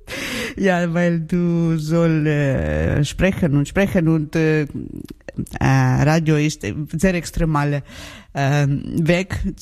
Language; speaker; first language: German; non-native, learner; Ukrainian